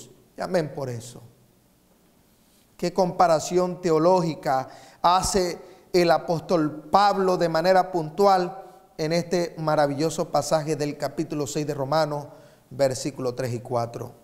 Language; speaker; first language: Spanish; native; Spanish